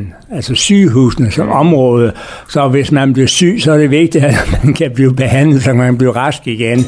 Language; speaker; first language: Danish; native; Danish